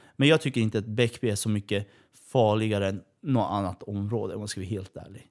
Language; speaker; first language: Swedish; early bilingual, other home language; Persian